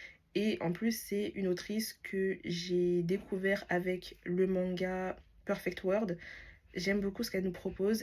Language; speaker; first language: French; native; French